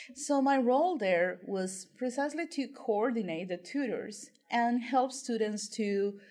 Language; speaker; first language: English; non-native, fluent; Spanish